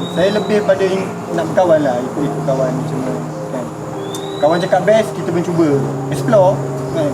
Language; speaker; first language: Malay; native; Malay